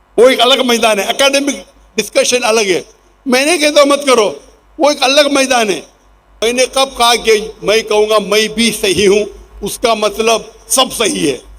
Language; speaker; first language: Urdu; non-native, local second language; Konkani